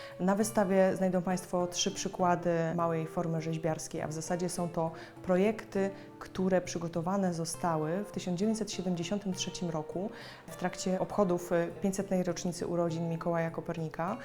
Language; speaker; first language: Polish; native; Polish